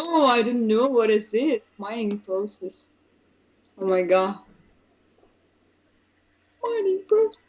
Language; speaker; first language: English; non-native, fluent; Russian